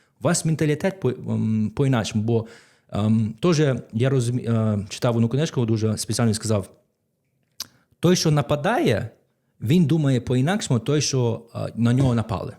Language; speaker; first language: Ukrainian; non-native, fluent; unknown